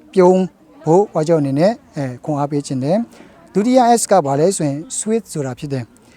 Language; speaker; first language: Burmese; non-native, local second language; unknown